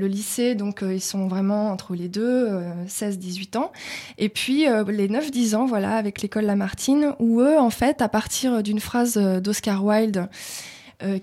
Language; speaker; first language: French; native; French